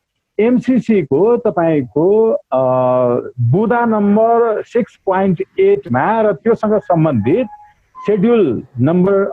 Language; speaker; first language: Nepali; native; Nepali